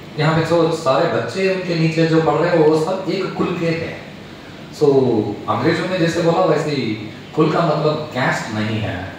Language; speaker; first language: Hindi; non-native, local second language; Telugu